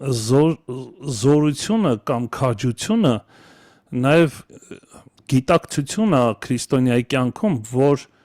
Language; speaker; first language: Armenian; native; Armenian